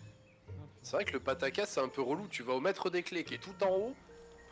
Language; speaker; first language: French; native; French